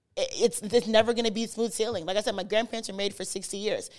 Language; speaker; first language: English; native; English